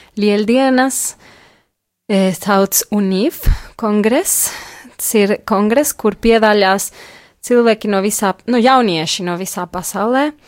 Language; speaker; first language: Latvian; non-native, fluent; Spanish